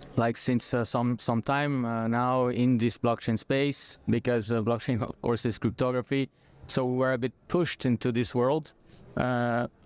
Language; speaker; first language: English; non-native, fluent; French